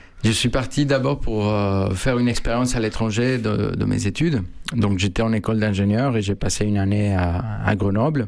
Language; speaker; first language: French; non-native, fluent; Spanish